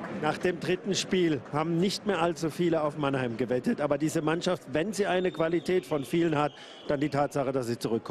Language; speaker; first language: German; native; German